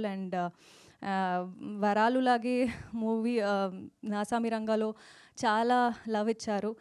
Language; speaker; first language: Telugu; non-native, fluent; Kannada